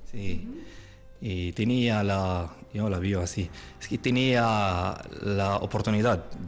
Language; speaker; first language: Spanish; non-native, learner; Arabic